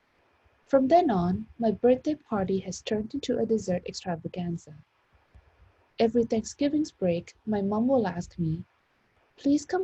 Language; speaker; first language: English; non-native, fluent; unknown